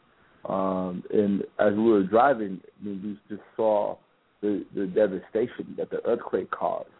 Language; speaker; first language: English; non-native, fluent; Haitian Creole